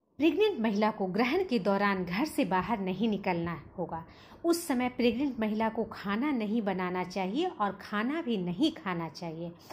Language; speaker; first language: Hindi; native; Hindi